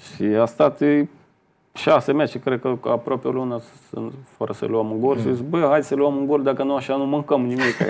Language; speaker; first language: Romanian; non-native, learner; Portuguese